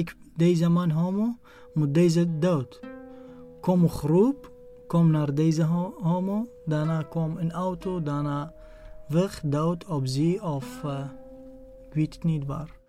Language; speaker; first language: Dutch; non-native, learner; Arabic